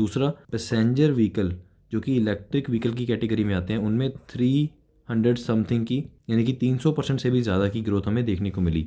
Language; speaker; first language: Hindi; native; Hindi